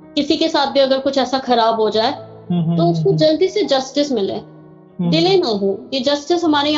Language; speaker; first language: Hindi; native; Hindi